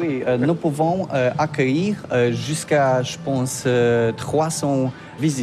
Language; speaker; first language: French; non-native, learner; Polish